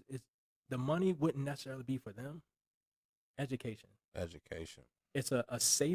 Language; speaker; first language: English; native; English